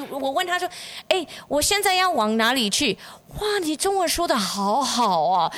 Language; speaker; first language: Chinese; non-native, fluent; English